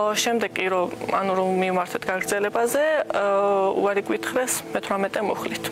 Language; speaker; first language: Georgian; early bilingual, heritage; Georgian